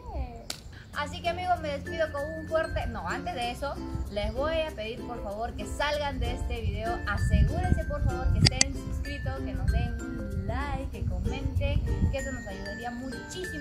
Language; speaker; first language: Spanish; native; Spanish